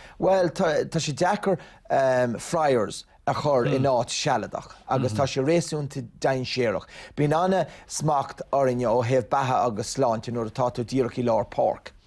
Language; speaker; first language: Irish; non-native, local second language; English